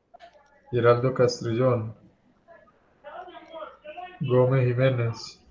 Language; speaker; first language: Spanish; native; Spanish